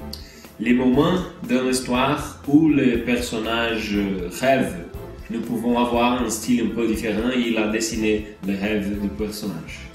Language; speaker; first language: French; non-native, learner; Portuguese